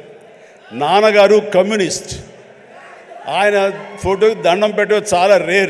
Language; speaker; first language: Telugu; native; Telugu